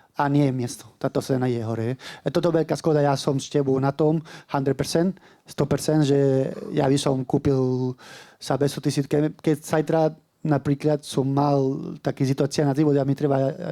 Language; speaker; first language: Slovak; non-native, learner; Spanish